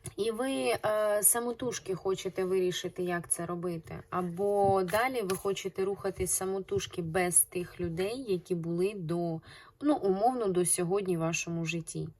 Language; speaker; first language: Ukrainian; non-native, local second language; Russian